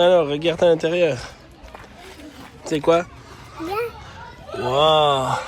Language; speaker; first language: French; native; French